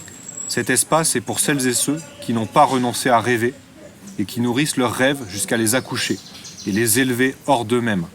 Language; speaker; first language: French; native; French